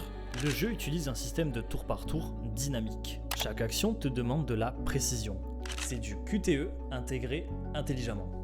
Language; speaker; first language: French; native; French